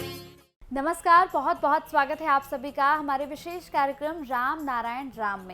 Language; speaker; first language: Hindi; native; Hindi